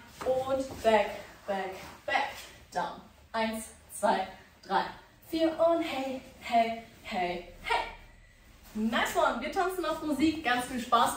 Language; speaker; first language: German; native; German